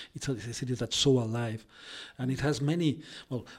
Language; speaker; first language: English; non-native, fluent; Spanish